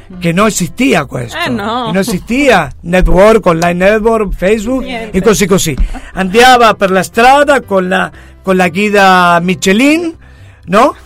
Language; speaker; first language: Italian; non-native, fluent; Spanish